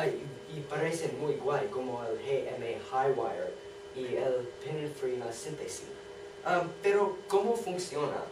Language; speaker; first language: Spanish; non-native, learner; English